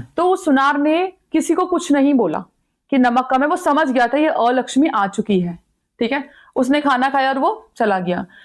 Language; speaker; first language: Hindi; native; Hindi